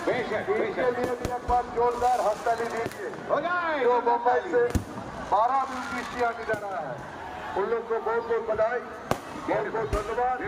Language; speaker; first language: Hindi; non-native, local second language; Bangla